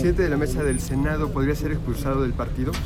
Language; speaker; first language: Spanish; native; Spanish